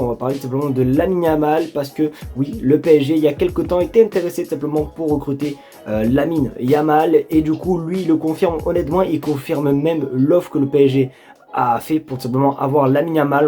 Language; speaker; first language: French; native; French